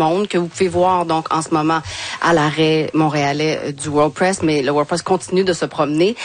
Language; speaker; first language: French; native; French